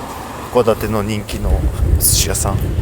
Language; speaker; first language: Japanese; native; Japanese